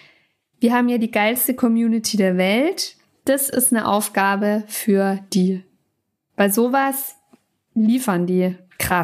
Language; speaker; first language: German; native; German